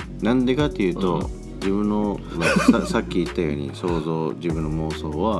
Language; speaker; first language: Japanese; native; Japanese